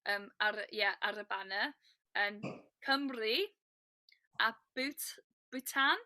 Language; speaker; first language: Welsh; non-native, learner; English